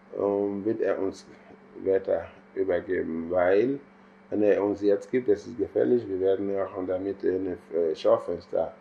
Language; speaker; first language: German; non-native, fluent; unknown